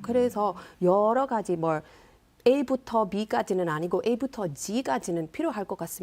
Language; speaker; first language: Korean; non-native, fluent; English